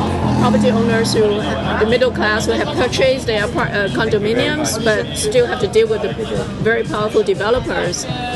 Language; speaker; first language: English; non-native, local second language; Cantonese